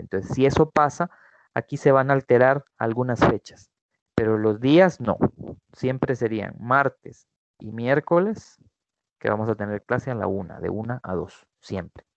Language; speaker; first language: Spanish; native; Spanish